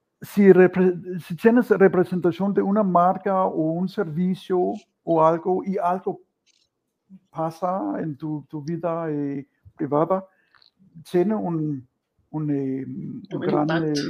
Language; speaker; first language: Spanish; non-native, fluent; Danish